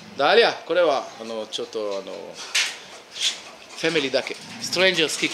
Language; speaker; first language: Japanese; non-native, learner; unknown